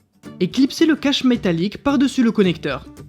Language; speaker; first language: French; native; French